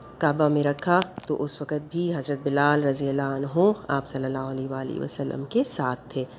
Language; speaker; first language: Urdu; native; Urdu